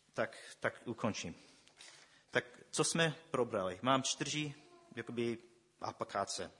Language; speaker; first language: Czech; non-native, fluent; English